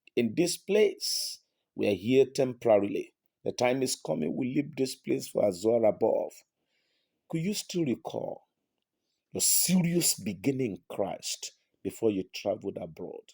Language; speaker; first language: English; non-native, local second language; Yoruba